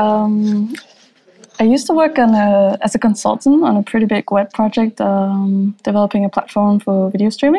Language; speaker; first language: English; non-native, fluent; Danish